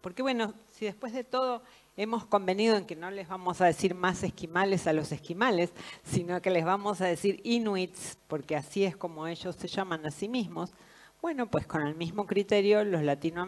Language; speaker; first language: Spanish; native; Spanish